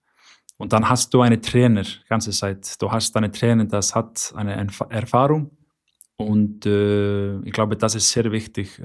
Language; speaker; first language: German; non-native, learner; Icelandic